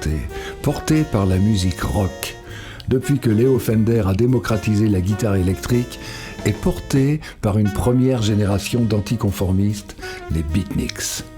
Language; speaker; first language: French; native; French